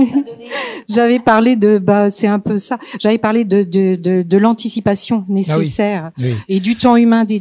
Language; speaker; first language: French; native; French